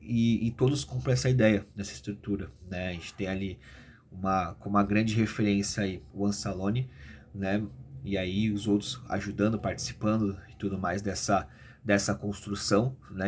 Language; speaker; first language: Portuguese; native; Portuguese